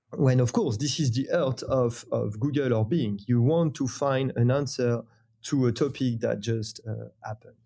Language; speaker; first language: English; non-native, fluent; French